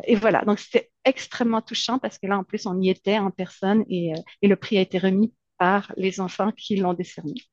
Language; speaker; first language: French; native; French